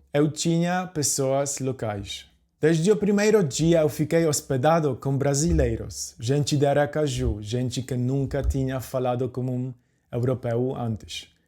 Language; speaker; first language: Portuguese; non-native, fluent; Polish